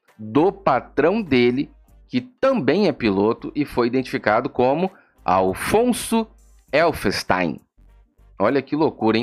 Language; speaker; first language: Portuguese; native; Portuguese